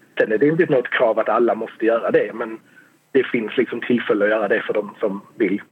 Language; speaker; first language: Swedish; native; Swedish